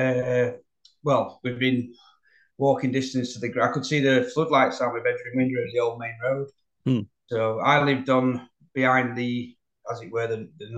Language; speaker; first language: English; native; English